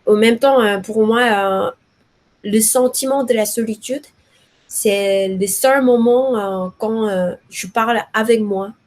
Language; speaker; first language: French; non-native, learner; Korean